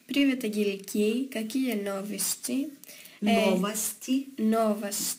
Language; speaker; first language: Russian; non-native, learner; Greek